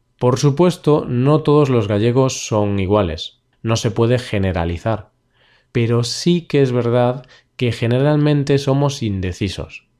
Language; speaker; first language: Spanish; native; Spanish